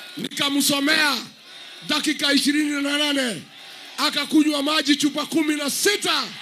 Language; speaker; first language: Swahili; non-native, local second language; Kikuyu